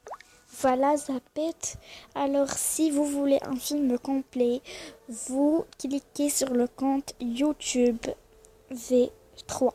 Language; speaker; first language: French; non-native, learner; Arabic